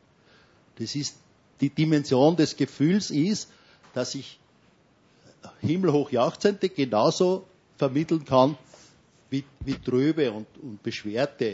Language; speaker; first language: German; native; German